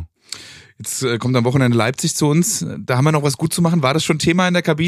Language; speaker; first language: German; native; German